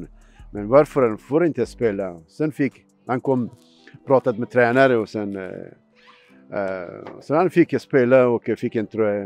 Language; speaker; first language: Swedish; non-native, learner; Persian